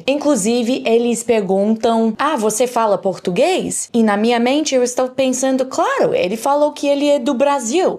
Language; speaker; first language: Portuguese; non-native, learner; English